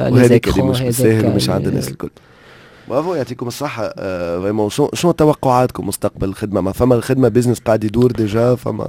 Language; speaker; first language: Arabic; native; Arabic